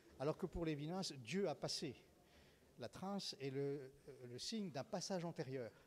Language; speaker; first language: French; native; French